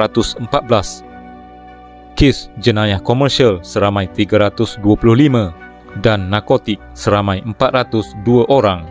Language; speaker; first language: Malay; native; Malay